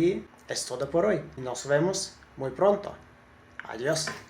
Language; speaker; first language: Spanish; non-native, learner; Russian